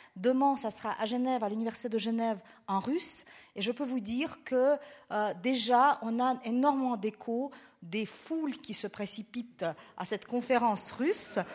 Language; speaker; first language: French; non-native, fluent; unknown